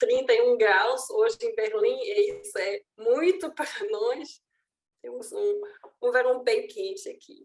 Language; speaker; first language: Portuguese; non-native, fluent; German